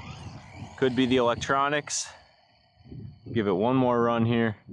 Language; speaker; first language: English; native; English